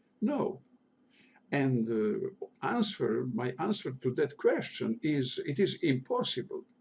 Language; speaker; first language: English; non-native, learner; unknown